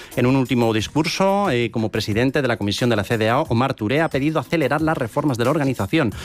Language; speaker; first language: Spanish; native; Spanish